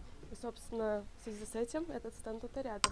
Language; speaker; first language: Russian; native; Russian